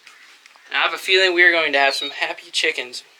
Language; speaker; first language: English; native; English